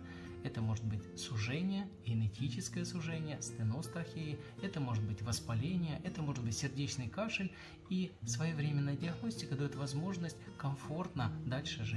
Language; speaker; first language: Russian; native; Russian